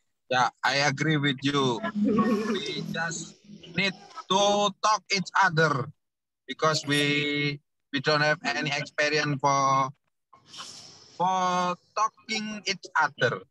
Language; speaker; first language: English; non-native, learner; Indonesian